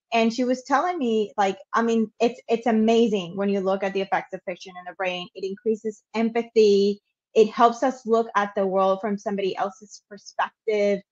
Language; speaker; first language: English; non-native, fluent; Spanish